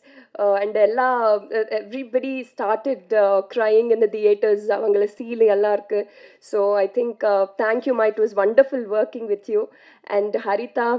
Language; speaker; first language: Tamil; non-native, learner; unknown